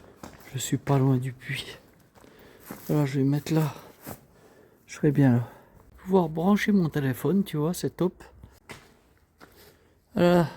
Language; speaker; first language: French; native; French